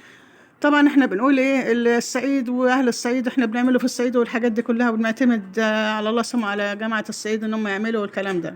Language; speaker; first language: Arabic; native; Arabic